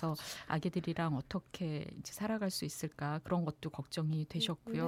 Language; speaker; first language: Korean; native; Korean